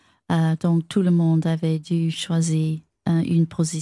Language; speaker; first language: French; non-native, fluent; English